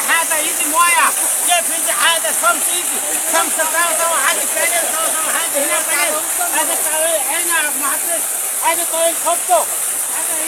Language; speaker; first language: Arabic; non-native, learner; Bangla